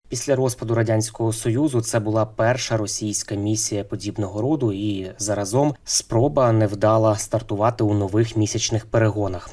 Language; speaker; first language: Ukrainian; native; Ukrainian